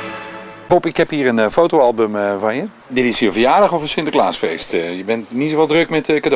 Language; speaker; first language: Dutch; native; Dutch